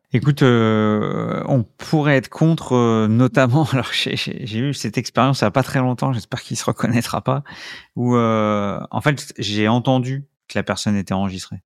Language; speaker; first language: French; native; French